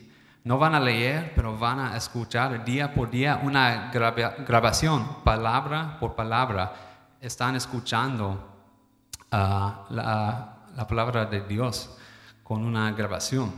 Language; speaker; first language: Spanish; non-native, fluent; English